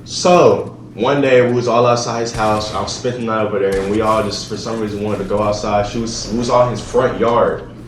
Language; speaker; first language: English; native; English